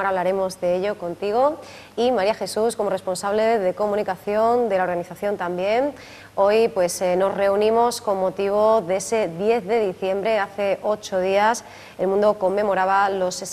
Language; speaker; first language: Spanish; native; Spanish